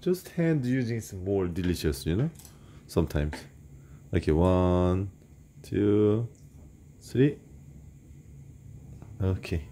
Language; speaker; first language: English; non-native, learner; Korean